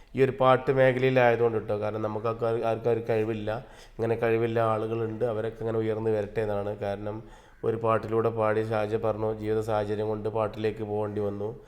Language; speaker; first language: Malayalam; native; Malayalam